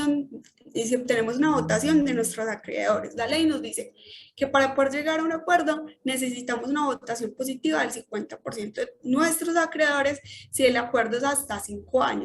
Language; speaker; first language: Spanish; native; Spanish